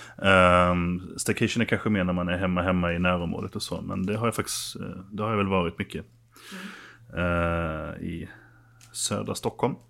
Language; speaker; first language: Swedish; native; Swedish